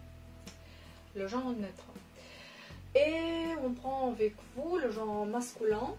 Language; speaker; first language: French; non-native, fluent; Russian